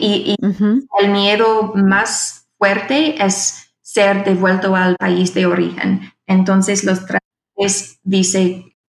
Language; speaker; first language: Spanish; non-native, fluent; English